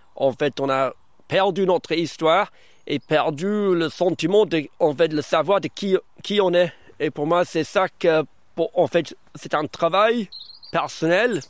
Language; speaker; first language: French; early bilingual, other home language; English